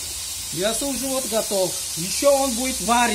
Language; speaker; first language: Russian; non-native, learner; Tajik